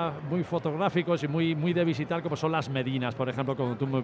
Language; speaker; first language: Spanish; native; Spanish